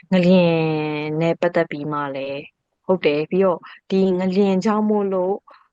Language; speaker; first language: Burmese; non-native, local second language; Kachin